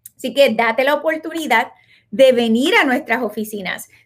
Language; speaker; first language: Spanish; native; Spanish